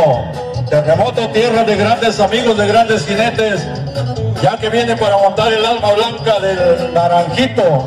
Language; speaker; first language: Spanish; native; Spanish